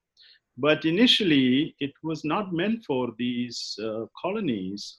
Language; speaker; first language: English; non-native, local second language; Malayalam